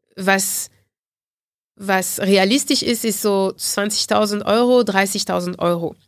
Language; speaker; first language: German; non-native, fluent; French